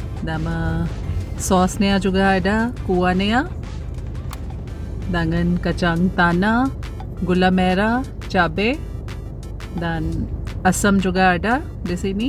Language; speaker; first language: Indonesian; non-native, learner; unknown